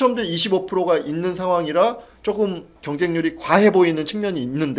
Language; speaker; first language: Korean; native; Korean